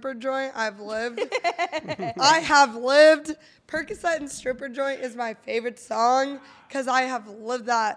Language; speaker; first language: English; native; English